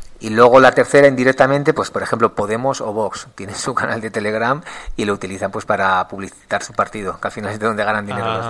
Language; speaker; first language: Spanish; native; Spanish